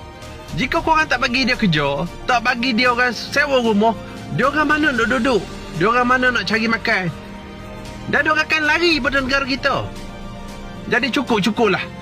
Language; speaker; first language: Malay; native; Malay